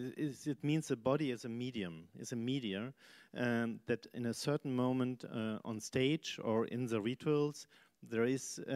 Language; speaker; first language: English; non-native, learner; German